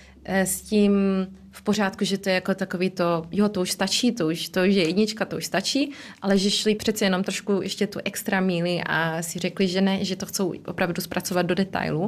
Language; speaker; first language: Czech; early bilingual, heritage; Czech